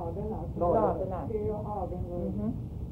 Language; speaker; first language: Swedish; early bilingual, heritage; Swedish